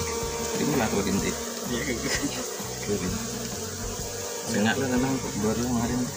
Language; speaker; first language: Indonesian; native; Indonesian